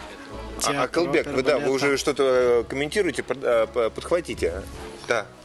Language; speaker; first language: Russian; native; Russian